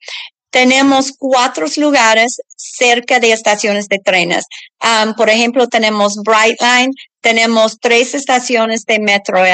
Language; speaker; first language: Spanish; early bilingual, other home language; English